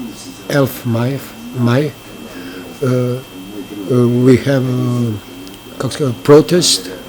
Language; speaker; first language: English; non-native, learner; Bosnian